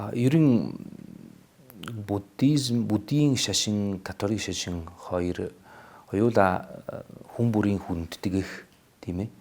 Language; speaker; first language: Mongolian; non-native, fluent; Italian